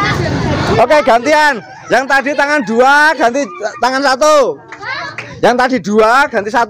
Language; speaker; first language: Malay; non-native, local second language; Javanese